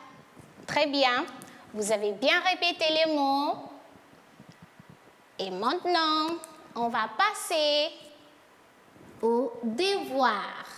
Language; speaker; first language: French; non-native, fluent; Portuguese